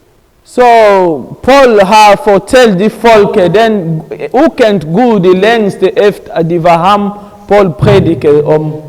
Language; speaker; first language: Danish; non-native, learner; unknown